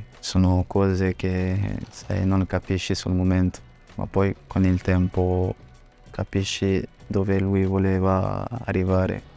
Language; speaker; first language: Italian; non-native, fluent; French